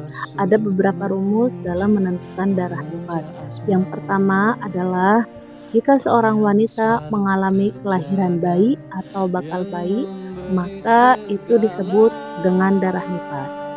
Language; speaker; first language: Indonesian; native; Indonesian